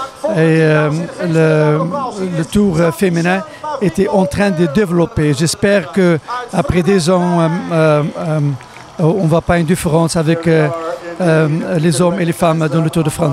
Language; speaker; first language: French; non-native, fluent; Dutch